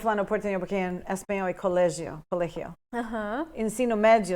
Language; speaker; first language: Portuguese; non-native, fluent; English